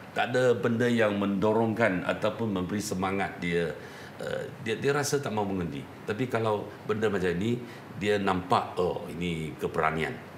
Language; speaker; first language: Malay; non-native, local second language; Chinese